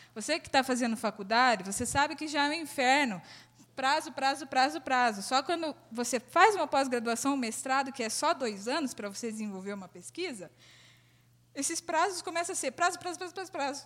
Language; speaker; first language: Portuguese; native; Portuguese